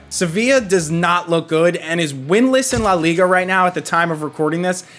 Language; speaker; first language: English; native; English